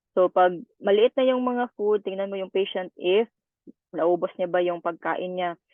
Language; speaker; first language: Filipino; native; Filipino